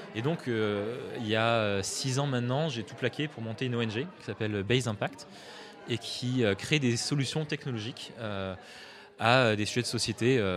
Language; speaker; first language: French; native; French